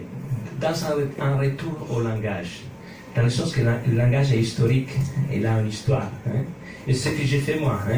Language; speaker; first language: French; non-native, fluent; Italian